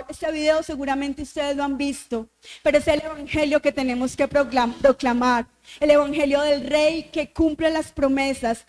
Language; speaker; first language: Spanish; native; Spanish